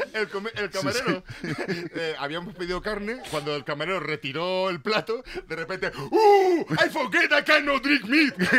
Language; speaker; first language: Spanish; native; Spanish